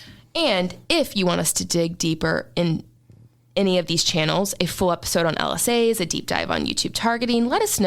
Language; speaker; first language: English; native; English